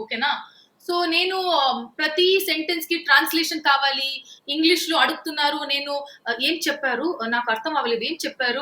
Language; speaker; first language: Telugu; non-native, local second language; Kannada